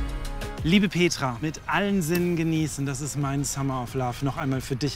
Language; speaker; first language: German; native; German